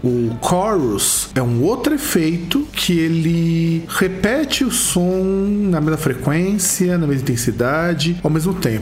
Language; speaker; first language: Portuguese; native; Portuguese